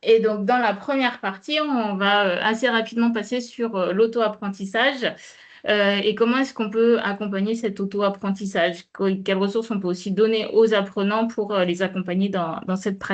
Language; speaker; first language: French; native; French